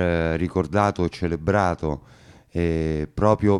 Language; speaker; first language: Italian; native; Italian